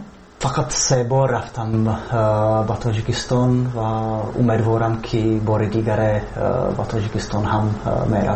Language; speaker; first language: Tajik; non-native, fluent; Czech